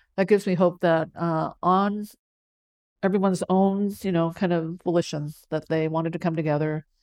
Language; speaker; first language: English; early bilingual, other home language; Cantonese